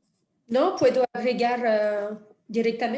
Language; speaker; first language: Spanish; non-native, fluent; French